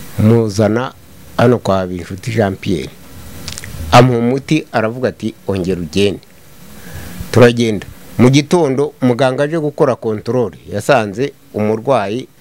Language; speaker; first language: Kinyarwanda; native; Kinyarwanda